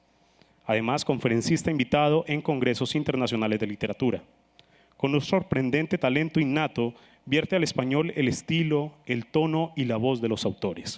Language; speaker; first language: Spanish; native; Spanish